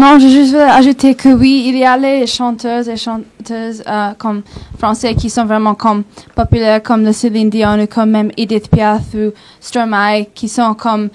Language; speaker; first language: French; non-native, local second language; English